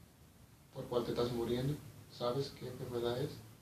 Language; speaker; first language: Spanish; early bilingual, heritage; Spanish